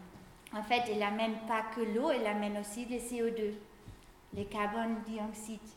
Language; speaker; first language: French; non-native, fluent; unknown